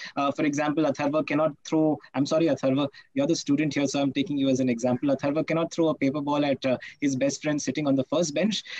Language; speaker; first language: English; non-native, local second language; Hindi